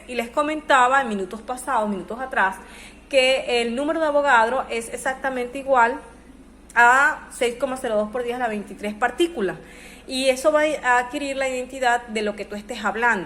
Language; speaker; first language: Spanish; native; Spanish